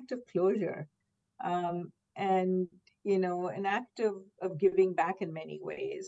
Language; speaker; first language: English; non-native, local second language; Hindi